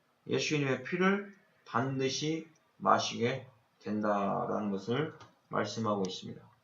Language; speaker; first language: Korean; native; Korean